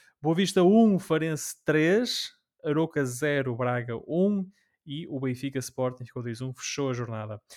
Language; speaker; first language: Portuguese; native; Portuguese